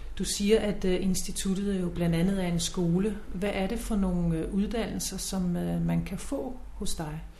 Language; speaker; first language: Danish; native; Danish